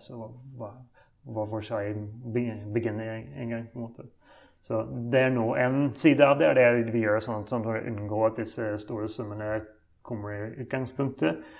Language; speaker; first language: Norwegian; non-native, fluent; English